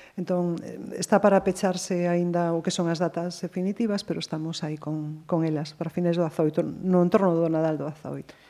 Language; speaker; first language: Galician; native; Galician